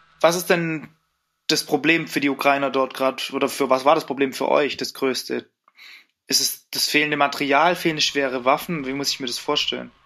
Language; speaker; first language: German; native; German